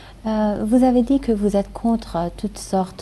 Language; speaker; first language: French; non-native, fluent; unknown